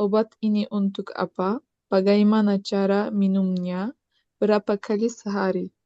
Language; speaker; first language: Indonesian; non-native, learner; Turkish